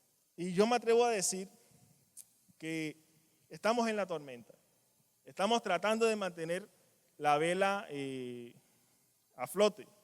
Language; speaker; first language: Spanish; native; Spanish